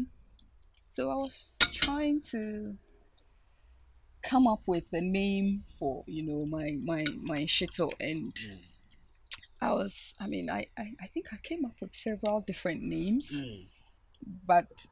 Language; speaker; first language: English; non-native, local second language; Ga